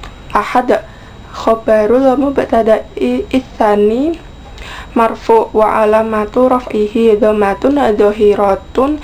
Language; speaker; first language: Arabic; non-native, learner; Indonesian